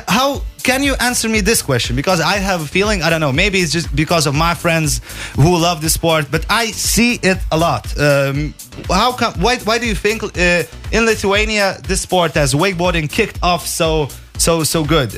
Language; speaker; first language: English; non-native, fluent; Lithuanian